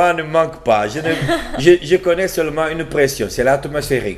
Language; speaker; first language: French; non-native, learner; Portuguese